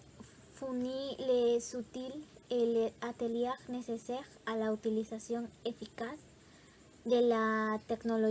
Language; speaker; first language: French; non-native, learner; Spanish